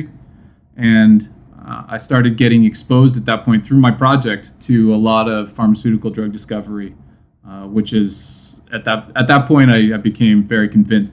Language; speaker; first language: English; native; English